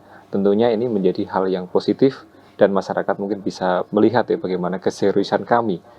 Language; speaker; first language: Indonesian; native; Indonesian